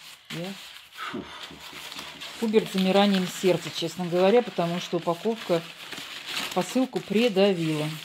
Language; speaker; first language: Russian; native; Russian